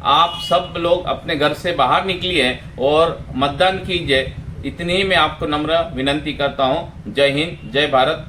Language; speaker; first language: Hindi; non-native, local second language; Marathi